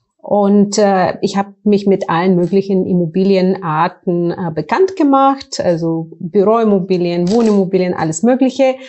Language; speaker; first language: German; non-native, fluent; Bulgarian